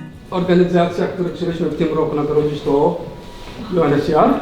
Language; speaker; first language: Polish; non-native, fluent; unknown